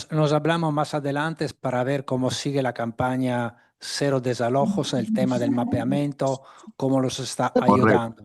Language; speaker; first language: Spanish; non-native, fluent; Italian